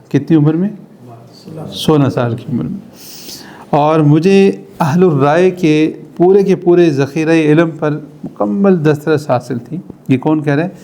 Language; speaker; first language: Urdu; native; Urdu